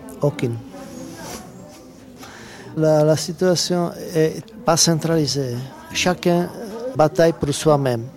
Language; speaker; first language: French; non-native, fluent; Czech